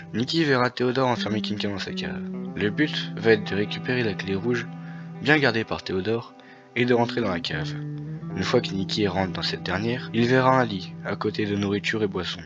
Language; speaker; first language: French; native; French